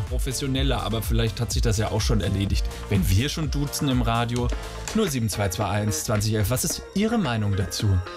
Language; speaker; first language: German; native; German